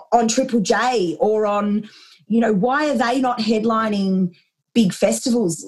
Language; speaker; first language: English; native; English